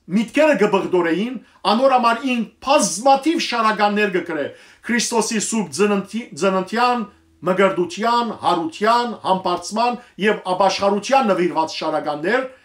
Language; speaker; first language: Armenian; native; Armenian